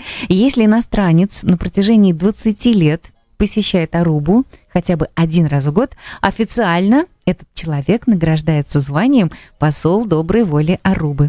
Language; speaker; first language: Russian; native; Russian